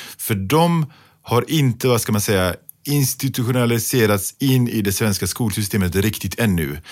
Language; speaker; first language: Swedish; early bilingual, other home language; Pashto